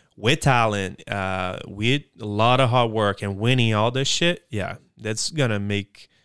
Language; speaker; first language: English; non-native, fluent; Portuguese